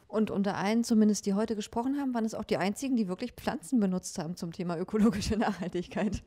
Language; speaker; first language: German; native; German